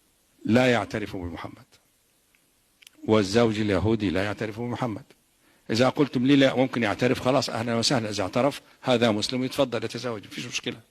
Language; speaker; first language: Arabic; native; Arabic